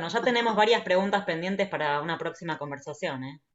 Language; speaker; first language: Spanish; native; Spanish